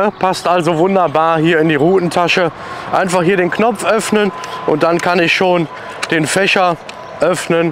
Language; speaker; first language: German; native; German